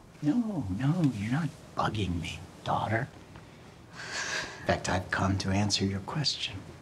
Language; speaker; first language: English; native; English